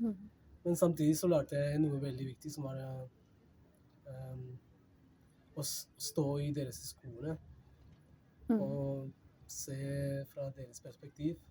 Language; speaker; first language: Norwegian; non-native, fluent; Spanish